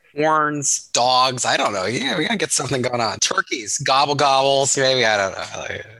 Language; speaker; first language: English; native; English